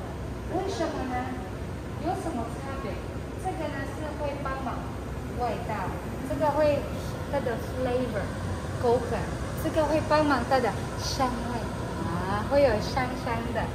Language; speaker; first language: Chinese; non-native, fluent; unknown